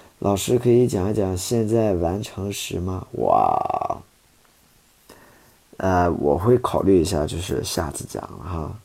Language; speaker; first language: Chinese; non-native, fluent; English